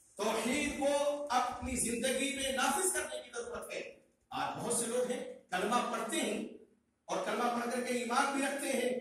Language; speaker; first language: Urdu; native; Urdu